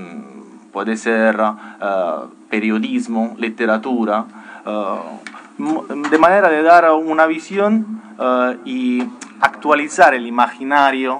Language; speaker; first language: Spanish; non-native, fluent; Italian